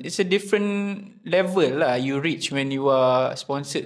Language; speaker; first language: English; non-native, local second language; Malay